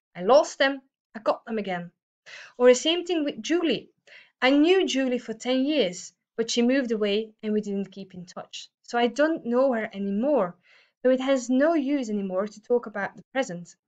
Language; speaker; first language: English; non-native, fluent; Dutch